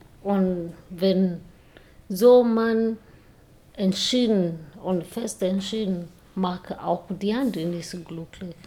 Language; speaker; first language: German; non-native, learner; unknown